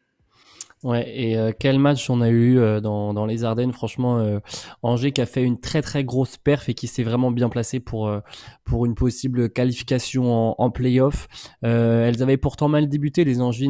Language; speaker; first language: French; native; French